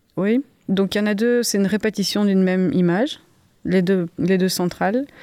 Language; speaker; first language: French; native; French